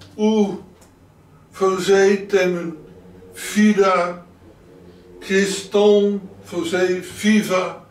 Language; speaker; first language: Portuguese; non-native, learner; Dutch